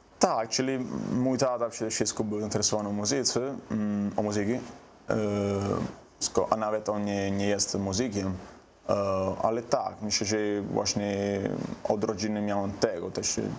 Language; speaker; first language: Polish; non-native, learner; Italian